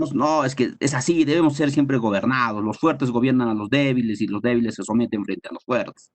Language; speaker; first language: Spanish; native; Spanish